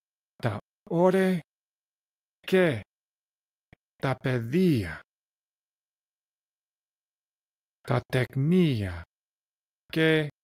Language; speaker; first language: Greek; non-native, learner; English